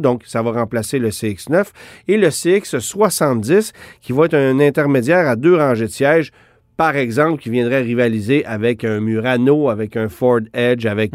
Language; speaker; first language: French; native; French